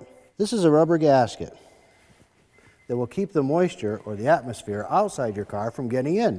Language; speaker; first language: English; native; English